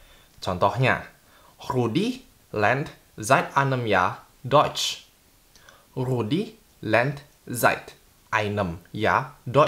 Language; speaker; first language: German; non-native, fluent; Indonesian